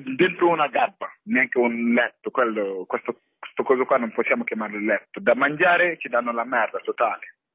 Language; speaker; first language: Italian; non-native, fluent; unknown